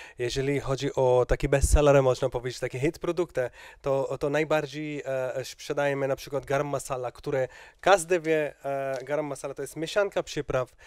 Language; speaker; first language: Polish; non-native, learner; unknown